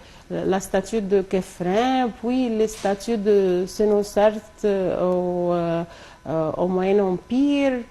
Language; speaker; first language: French; non-native, local second language; Arabic